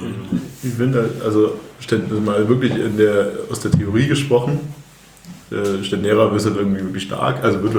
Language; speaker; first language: German; native; German